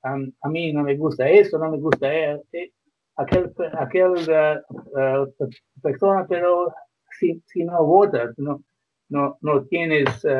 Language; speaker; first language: Spanish; non-native, fluent; Croatian